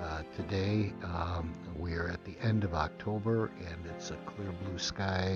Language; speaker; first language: English; native; English